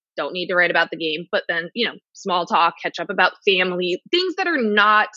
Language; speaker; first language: English; native; English